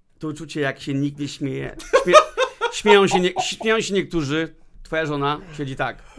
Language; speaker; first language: Polish; early bilingual, heritage; Polish